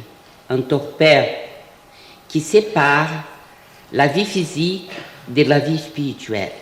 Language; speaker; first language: French; non-native, fluent; Portuguese